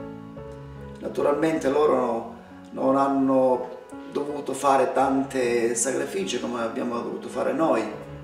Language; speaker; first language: Italian; early bilingual, heritage; Italian